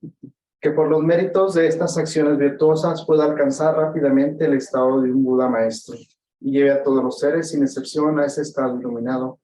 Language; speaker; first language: Spanish; native; Spanish